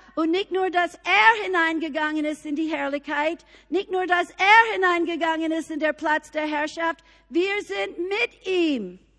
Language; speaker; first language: German; non-native, fluent; English